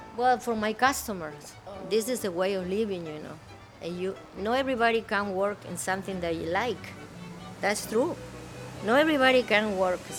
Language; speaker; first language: English; non-native, learner; Spanish